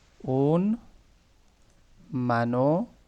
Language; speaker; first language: Persian; non-native, fluent; Urdu